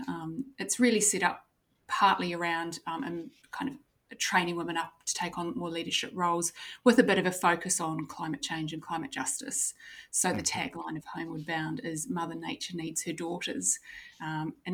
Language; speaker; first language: English; native; English